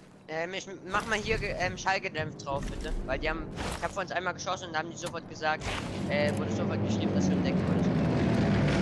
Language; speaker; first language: German; native; German